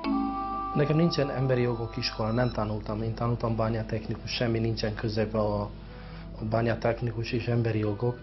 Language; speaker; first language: Hungarian; non-native, learner; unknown